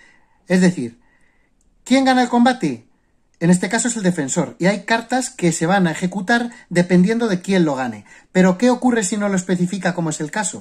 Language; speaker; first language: Spanish; native; Spanish